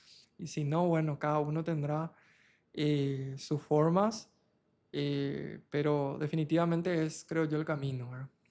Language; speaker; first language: Spanish; native; Spanish